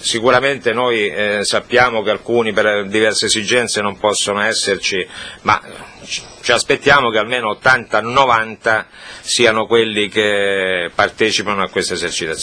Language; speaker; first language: Italian; native; Italian